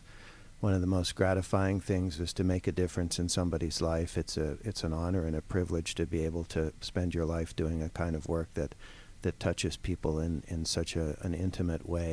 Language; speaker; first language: English; native; English